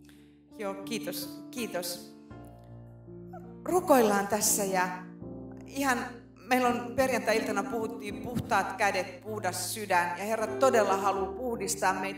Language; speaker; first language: Finnish; native; Finnish